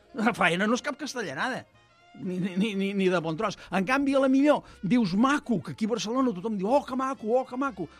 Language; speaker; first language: Catalan; native; Catalan